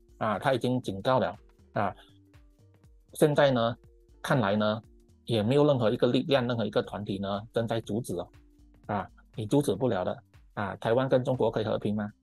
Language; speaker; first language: Chinese; native; Chinese